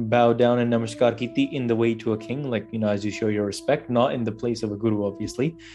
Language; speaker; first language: English; early bilingual, other home language; Punjabi